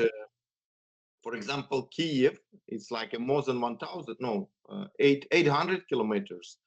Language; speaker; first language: English; non-native, fluent; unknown